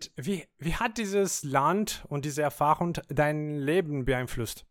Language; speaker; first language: German; non-native, fluent; Portuguese